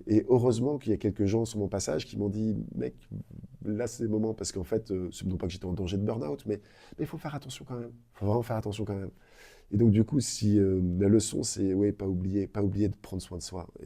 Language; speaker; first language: French; native; French